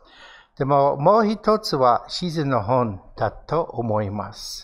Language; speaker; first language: Japanese; non-native, fluent; English